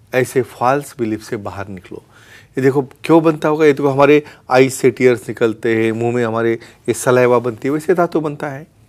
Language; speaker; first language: Hindi; non-native, local second language; Marathi